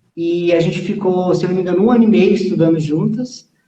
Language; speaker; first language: Portuguese; early bilingual, heritage; Portuguese